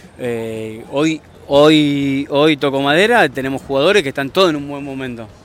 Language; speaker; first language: Spanish; native; Spanish